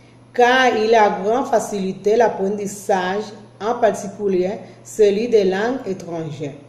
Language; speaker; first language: French; non-native, learner; Spanish